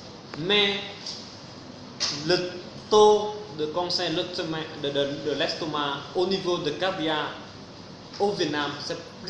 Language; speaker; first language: French; non-native, fluent; Vietnamese